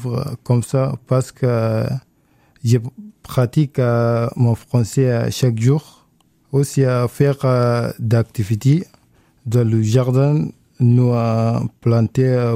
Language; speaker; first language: French; non-native, learner; Arabic